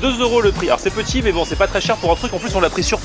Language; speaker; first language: French; native; French